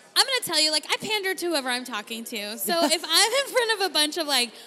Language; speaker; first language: English; native; English